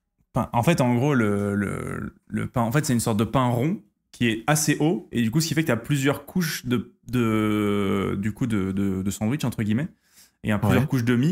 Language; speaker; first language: French; native; French